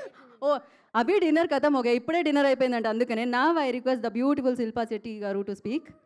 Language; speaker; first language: Telugu; native; Telugu